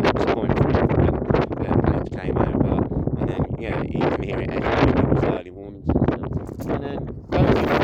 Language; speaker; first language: English; native; English